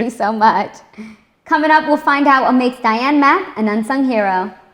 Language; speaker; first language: English; native; English